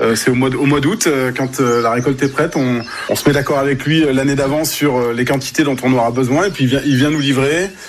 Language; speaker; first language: French; native; French